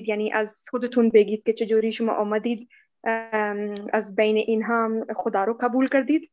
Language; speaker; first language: Persian; non-native, fluent; Urdu